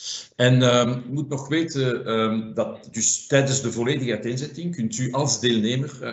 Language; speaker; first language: Dutch; non-native, fluent; French